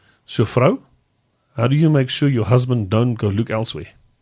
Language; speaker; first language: English; non-native, local second language; Afrikaans